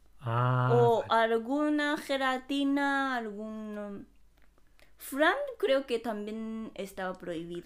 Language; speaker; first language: Spanish; non-native, fluent; Japanese